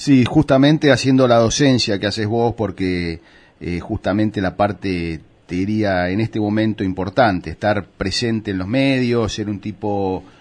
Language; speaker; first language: Spanish; native; Spanish